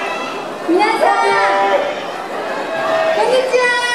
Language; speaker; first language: Japanese; non-native, learner; Korean